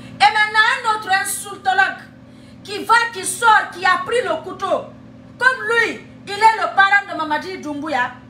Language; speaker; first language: French; non-native, local second language; Fula